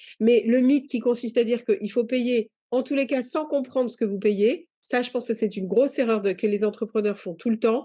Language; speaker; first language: French; native; French